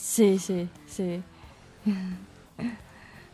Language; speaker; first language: Catalan; non-native, learner; Indonesian